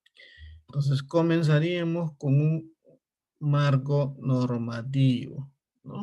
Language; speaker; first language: Spanish; native; Spanish